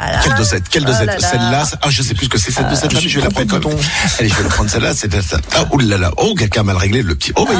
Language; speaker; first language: French; native; French